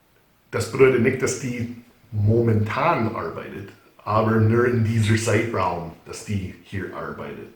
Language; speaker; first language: German; non-native, fluent; English